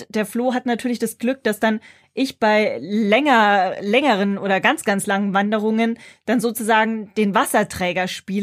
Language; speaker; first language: German; native; German